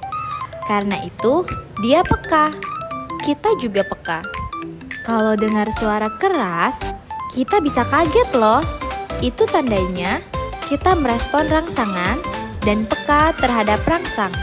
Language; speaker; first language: Indonesian; native; Indonesian